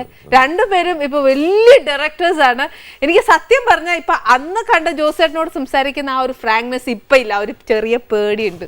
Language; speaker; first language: Malayalam; native; Malayalam